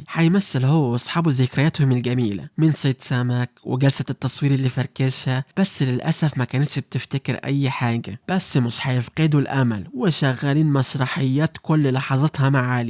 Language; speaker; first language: Arabic; native; Arabic